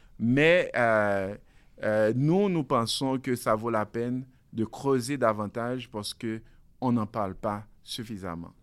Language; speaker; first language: French; non-native, local second language; Haitian Creole